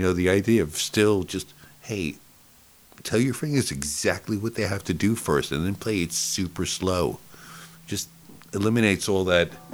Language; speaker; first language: English; native; English